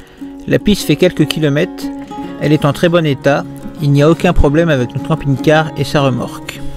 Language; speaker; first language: French; native; French